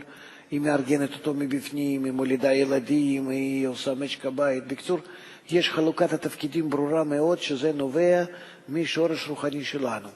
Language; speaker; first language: Hebrew; non-native, fluent; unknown